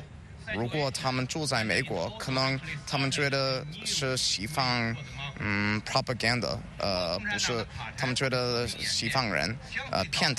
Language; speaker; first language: Chinese; non-native, learner; English